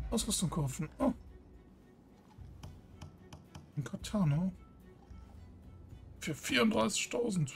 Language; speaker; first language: German; native; German